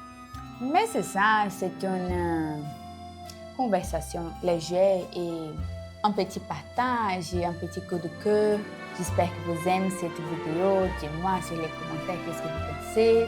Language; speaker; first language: French; non-native, learner; Portuguese